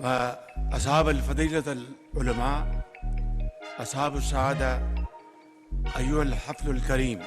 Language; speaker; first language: Arabic; non-native, fluent; Urdu